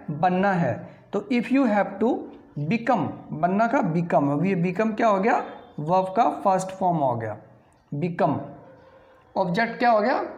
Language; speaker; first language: Hindi; native; Hindi